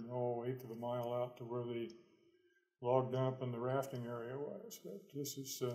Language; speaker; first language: English; native; English